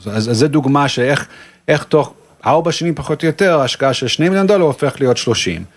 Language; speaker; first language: Hebrew; non-native, fluent; English